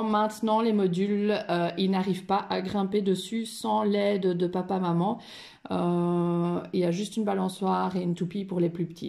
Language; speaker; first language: French; native; French